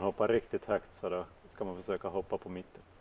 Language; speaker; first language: Swedish; native; Swedish